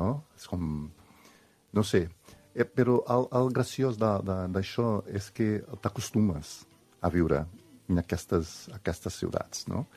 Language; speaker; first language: Catalan; non-native, fluent; Portuguese